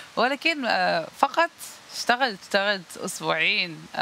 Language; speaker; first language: Arabic; non-native, learner; Dutch